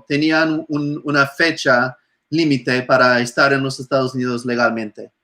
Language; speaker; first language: Spanish; non-native, fluent; English